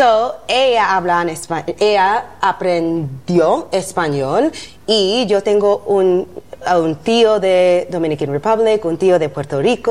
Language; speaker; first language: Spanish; non-native, learner; English